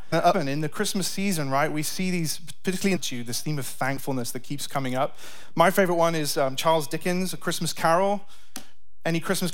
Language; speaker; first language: English; native; English